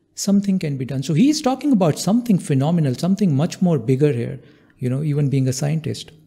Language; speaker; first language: English; non-native, local second language; Hindi